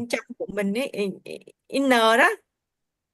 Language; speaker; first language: Vietnamese; native; Vietnamese